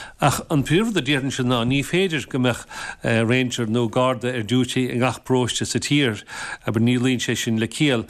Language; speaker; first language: Irish; native; Irish